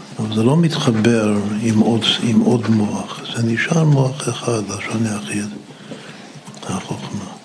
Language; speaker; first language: Hebrew; non-native, fluent; English